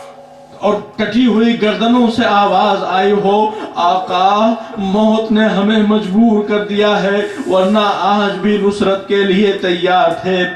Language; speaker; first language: Urdu; native; Urdu